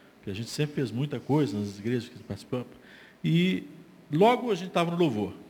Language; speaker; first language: Portuguese; native; Portuguese